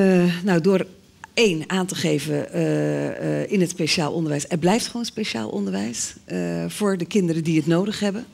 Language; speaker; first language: Dutch; native; Dutch